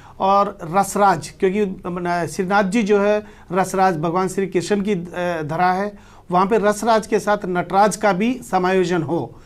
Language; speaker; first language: Hindi; native; Hindi